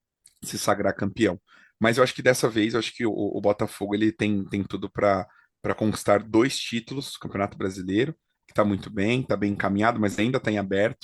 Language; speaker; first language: Portuguese; native; Portuguese